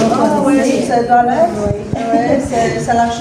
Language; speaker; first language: French; non-native, fluent; Chinese